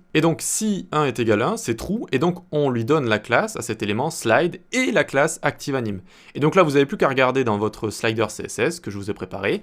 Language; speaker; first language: French; native; French